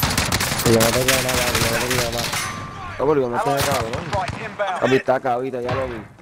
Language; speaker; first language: Spanish; native; Spanish